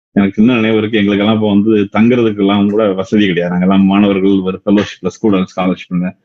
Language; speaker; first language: Tamil; native; Tamil